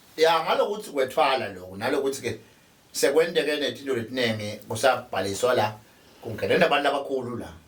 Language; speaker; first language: Zulu; non-native, local second language; Swati